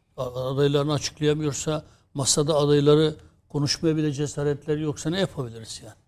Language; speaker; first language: Turkish; non-native, local second language; Kurdish